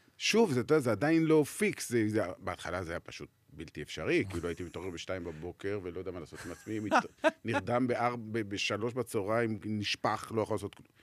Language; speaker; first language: Hebrew; native; Hebrew